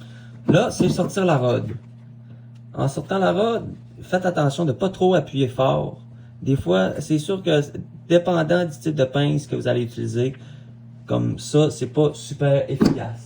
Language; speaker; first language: French; native; French